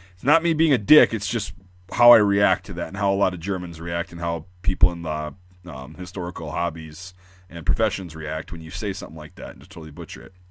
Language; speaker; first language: English; native; English